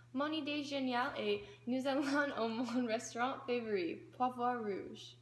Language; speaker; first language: French; non-native, learner; English